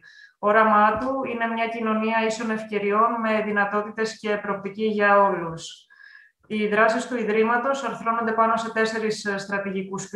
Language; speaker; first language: Greek; native; Greek